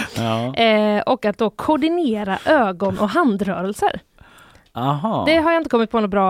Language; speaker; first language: Swedish; native; Swedish